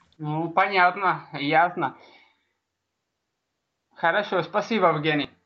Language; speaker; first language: Russian; non-native, fluent; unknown